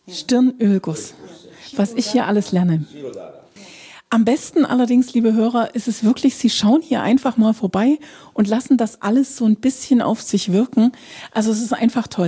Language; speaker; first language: German; native; German